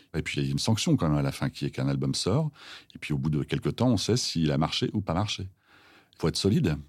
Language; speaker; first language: French; native; French